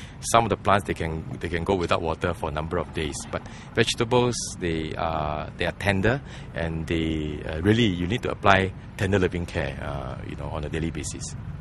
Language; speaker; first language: English; non-native, local second language; Chinese